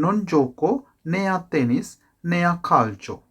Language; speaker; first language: Italian; non-native, fluent; Sinhala